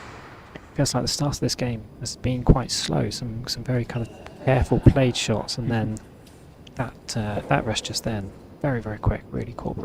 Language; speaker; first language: English; native; English